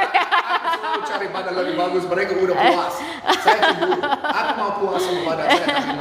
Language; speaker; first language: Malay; non-native, fluent; English